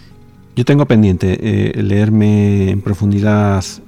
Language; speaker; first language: Spanish; native; Spanish